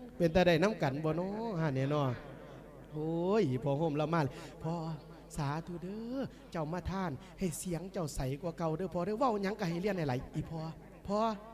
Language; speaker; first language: Thai; native; Thai